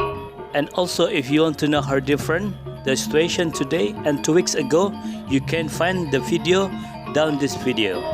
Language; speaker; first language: English; non-native, local second language; Indonesian